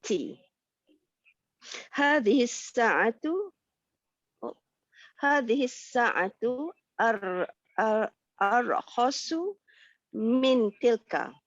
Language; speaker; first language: Arabic; non-native, learner; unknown